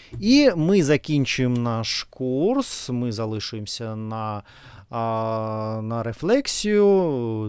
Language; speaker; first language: Ukrainian; non-native, fluent; Russian